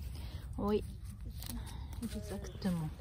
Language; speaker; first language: French; non-native, fluent; Japanese